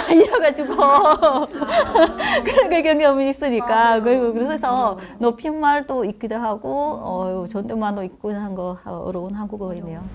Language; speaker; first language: Korean; non-native, learner; Vietnamese